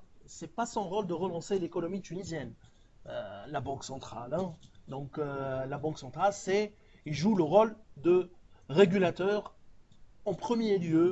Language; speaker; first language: French; non-native, local second language; Arabic